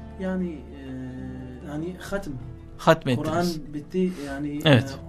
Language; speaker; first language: Turkish; non-native, learner; Arabic